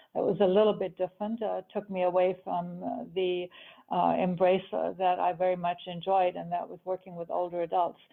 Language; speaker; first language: English; early bilingual, other home language; German